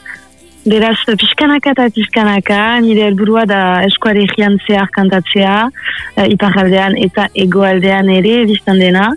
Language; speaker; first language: Basque; non-native, local second language; French